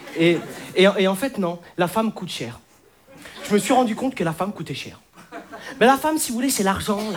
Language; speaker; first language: French; native; French